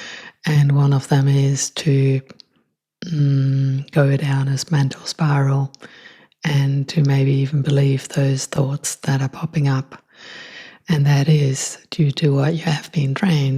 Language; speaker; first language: English; non-native, fluent; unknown